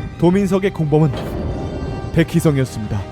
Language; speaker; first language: Korean; native; Korean